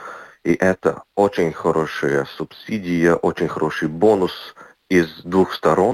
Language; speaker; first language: Russian; non-native, local second language; Latvian